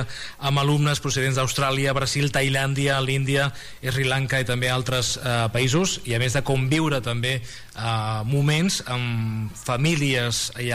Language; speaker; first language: Catalan; native; Catalan